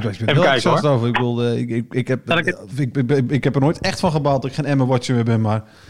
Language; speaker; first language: Dutch; native; Dutch